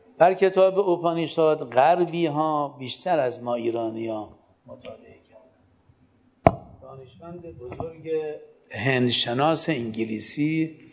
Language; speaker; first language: Persian; native; Persian